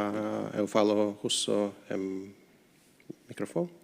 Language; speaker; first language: Portuguese; non-native, learner; Russian